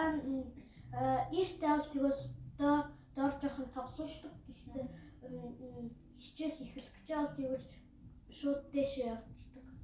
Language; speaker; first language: Mongolian; early bilingual, heritage; Mongolian